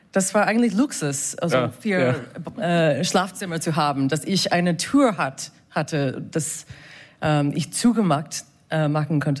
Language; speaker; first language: German; non-native, fluent; English